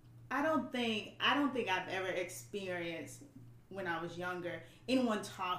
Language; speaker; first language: English; native; English